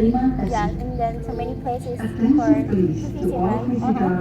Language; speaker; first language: English; non-native, learner; Indonesian